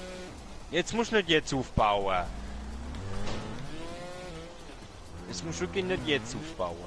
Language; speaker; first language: German; native; German